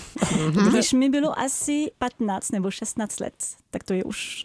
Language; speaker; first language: Czech; non-native, fluent; French